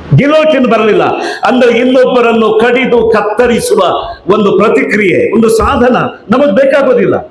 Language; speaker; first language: Kannada; native; Kannada